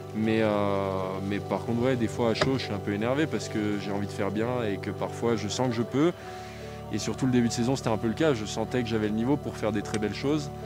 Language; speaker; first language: French; native; French